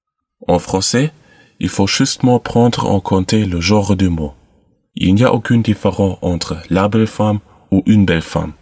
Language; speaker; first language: French; non-native, learner; German